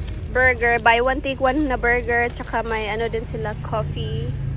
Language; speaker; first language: English; non-native, local second language; Cebuano